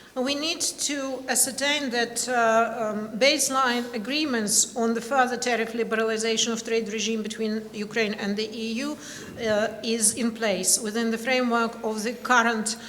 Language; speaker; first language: English; non-native, fluent; Ukrainian